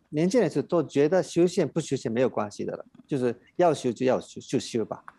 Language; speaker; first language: Chinese; non-native, fluent; Japanese